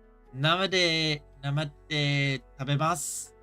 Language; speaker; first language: Japanese; non-native, learner; English